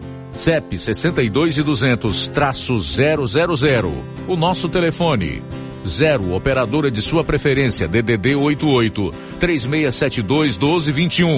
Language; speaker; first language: Portuguese; native; Portuguese